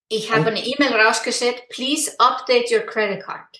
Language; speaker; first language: German; non-native, fluent; Icelandic